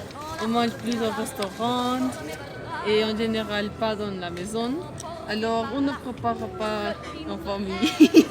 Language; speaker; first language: French; non-native, learner; Spanish